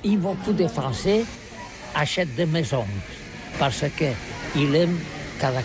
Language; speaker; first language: French; non-native, learner; Catalan